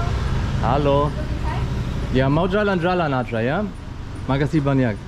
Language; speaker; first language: Indonesian; non-native, learner; German